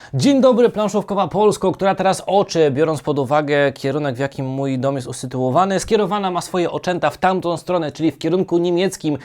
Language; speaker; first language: Polish; native; Polish